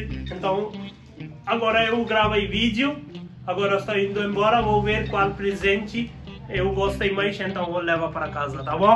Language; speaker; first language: Portuguese; non-native, learner; Hindi